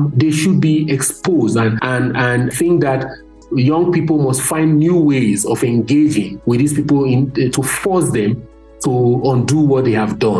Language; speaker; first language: English; non-native, local second language; Hausa